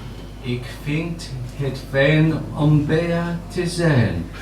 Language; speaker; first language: Dutch; non-native, learner; English